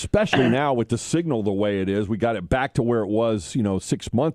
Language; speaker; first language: English; native; English